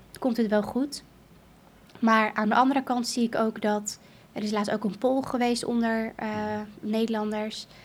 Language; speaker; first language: Dutch; early bilingual, other home language; Kurdish